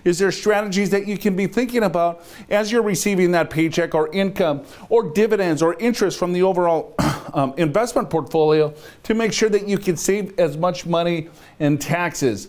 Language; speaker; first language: English; native; English